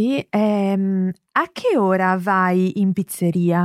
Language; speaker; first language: Italian; non-native, learner; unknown